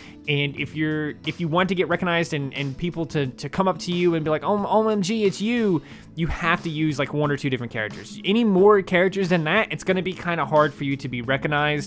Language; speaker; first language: English; native; English